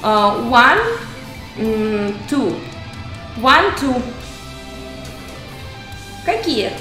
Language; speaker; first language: English; non-native, learner; Russian